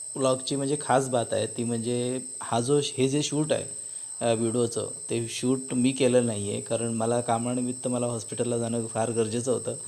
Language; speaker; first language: Marathi; native; Marathi